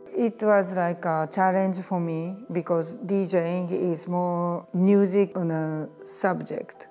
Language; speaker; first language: English; non-native, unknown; Japanese